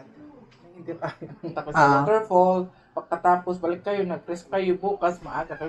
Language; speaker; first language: Filipino; non-native, local second language; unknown